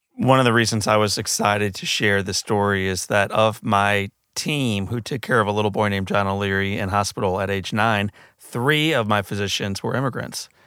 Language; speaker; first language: English; native; English